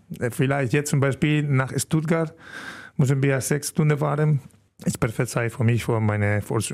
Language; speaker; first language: German; non-native, learner; Spanish